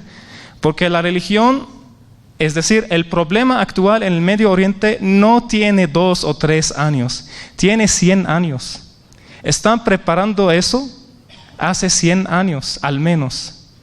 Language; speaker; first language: Spanish; non-native, fluent; Arabic